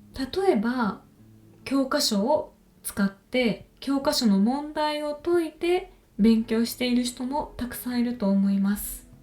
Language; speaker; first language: Japanese; native; Japanese